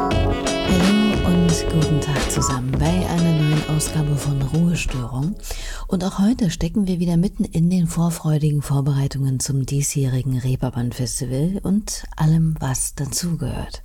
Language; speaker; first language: German; native; German